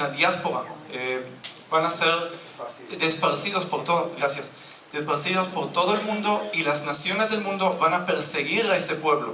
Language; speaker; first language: Spanish; non-native, fluent; Hebrew